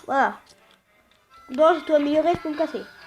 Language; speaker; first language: French; native; French